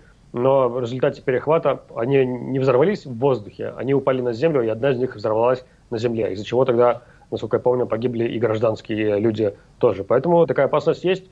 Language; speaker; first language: Russian; native; Russian